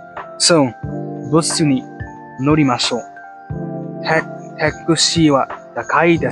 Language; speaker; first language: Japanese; non-native, learner; English